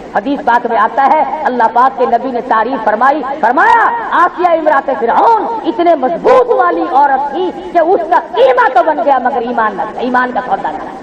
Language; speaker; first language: Urdu; non-native, local second language; Saraiki